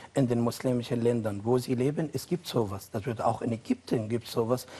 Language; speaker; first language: German; non-native, fluent; Arabic